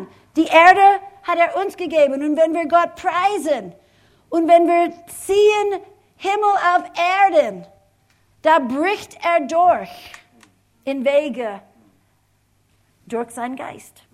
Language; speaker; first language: German; non-native, fluent; English